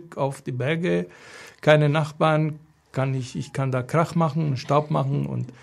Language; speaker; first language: German; non-native, fluent; Romanian